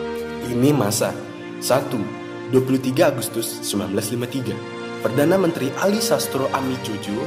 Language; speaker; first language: Indonesian; native; Indonesian